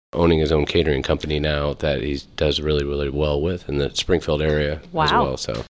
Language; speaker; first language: English; native; English